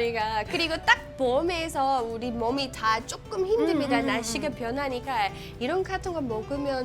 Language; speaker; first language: Korean; non-native, fluent; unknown